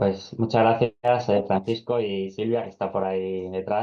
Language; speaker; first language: Spanish; native; Spanish